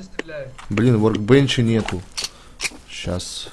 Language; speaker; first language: Russian; native; Russian